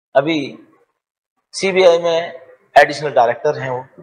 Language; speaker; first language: Hindi; native; Hindi